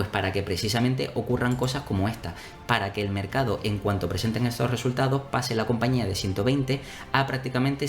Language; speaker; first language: Spanish; native; Spanish